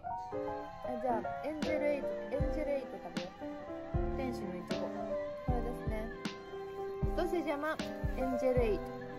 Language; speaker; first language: Japanese; native; Japanese